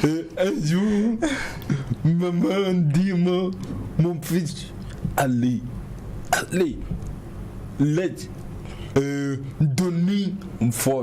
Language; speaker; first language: French; non-native, learner; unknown